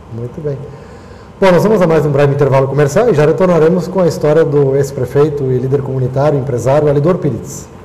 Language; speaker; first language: Portuguese; native; Portuguese